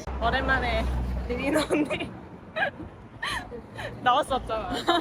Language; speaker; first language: Korean; non-native, fluent; Cantonese